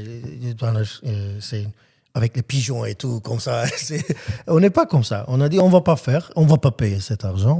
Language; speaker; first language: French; non-native, learner; Armenian